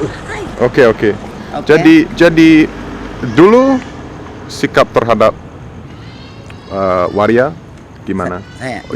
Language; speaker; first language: Indonesian; non-native, fluent; English